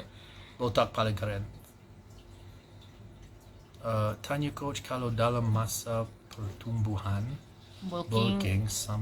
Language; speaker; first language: Indonesian; non-native, fluent; English